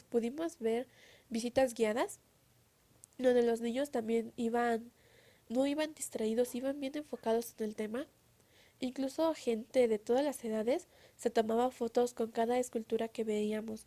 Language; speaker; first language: Spanish; native; Spanish